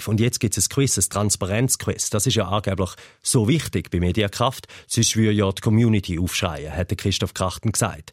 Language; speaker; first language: German; native; German